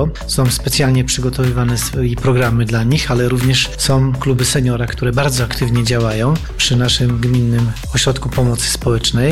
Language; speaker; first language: Polish; native; Polish